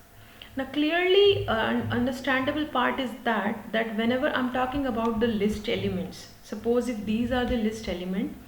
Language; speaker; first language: English; non-native, local second language; Hindi